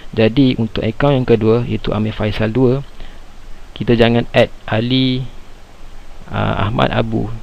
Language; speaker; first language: Malay; native; Malay